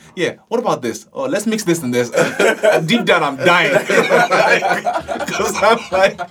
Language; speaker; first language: English; non-native, local second language; Yoruba